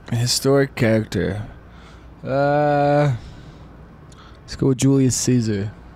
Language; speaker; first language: English; native; English